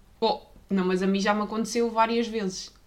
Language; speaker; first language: Portuguese; native; Portuguese